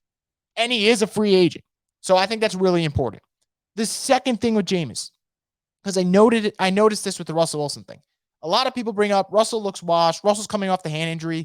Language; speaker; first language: English; native; English